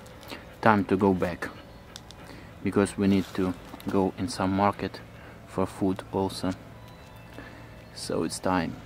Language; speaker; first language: English; non-native, learner; Russian